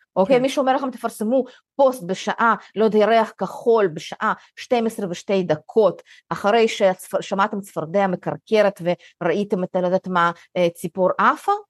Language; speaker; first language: Hebrew; early bilingual, other home language; Russian